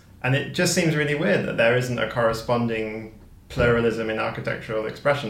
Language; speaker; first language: English; native; English